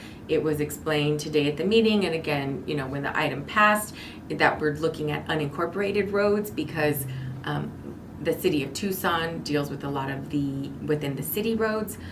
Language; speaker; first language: English; native; English